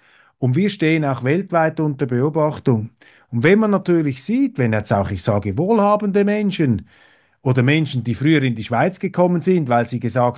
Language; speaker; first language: German; native; German